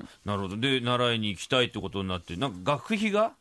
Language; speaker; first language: Japanese; native; Japanese